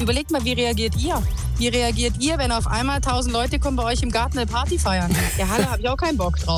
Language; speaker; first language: German; native; German